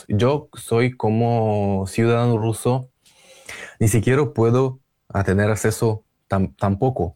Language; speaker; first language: Spanish; non-native, learner; Russian